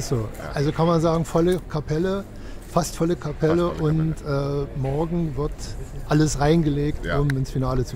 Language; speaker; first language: German; native; German